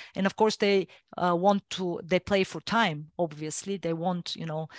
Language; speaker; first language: English; non-native, fluent; Bulgarian